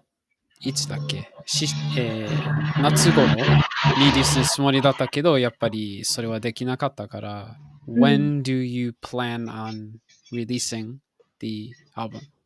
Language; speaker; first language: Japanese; non-native, fluent; English